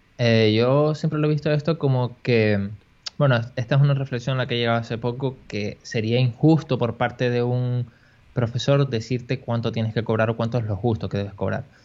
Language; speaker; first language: Spanish; native; Spanish